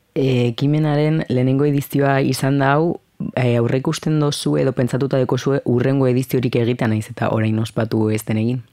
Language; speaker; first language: Basque; native; Basque